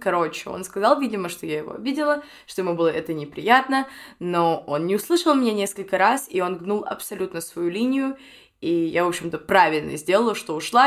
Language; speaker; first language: Russian; native; Russian